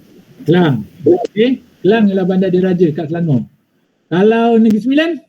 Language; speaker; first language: Malay; native; Malay